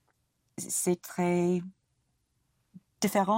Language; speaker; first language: French; non-native, learner; English